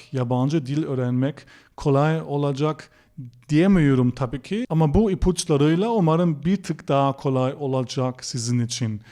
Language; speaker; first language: Turkish; non-native, fluent; German